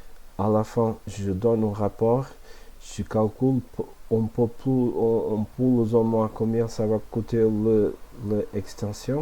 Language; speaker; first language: French; non-native, fluent; Portuguese